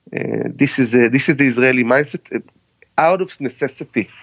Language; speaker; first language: English; non-native, fluent; Hebrew